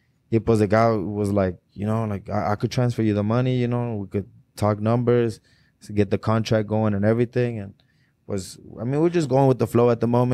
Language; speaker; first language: English; early bilingual, other home language; Spanish